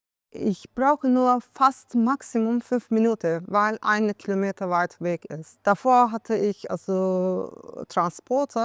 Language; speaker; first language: German; non-native, learner; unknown